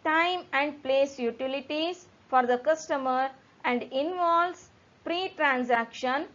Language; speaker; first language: English; non-native, local second language; Kannada